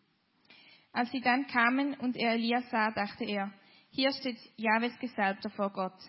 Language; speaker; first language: German; native; German